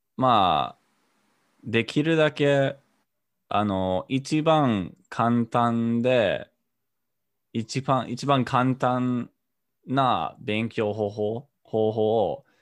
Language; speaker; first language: Japanese; non-native, fluent; English